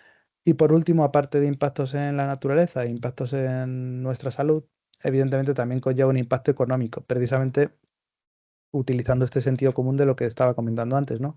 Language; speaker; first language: Spanish; native; Spanish